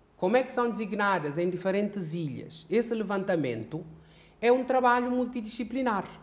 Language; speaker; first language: Portuguese; non-native, local second language; Kabuverdianu